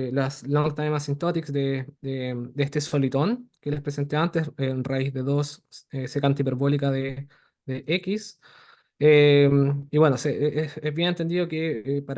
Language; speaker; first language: Spanish; native; Spanish